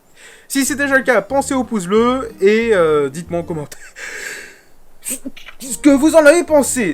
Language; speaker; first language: French; native; French